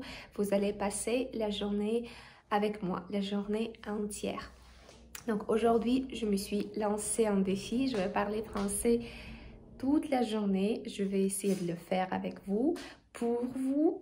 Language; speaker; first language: French; non-native, fluent; Russian